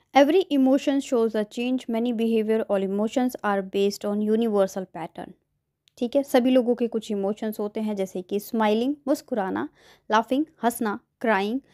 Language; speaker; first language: Hindi; native; Hindi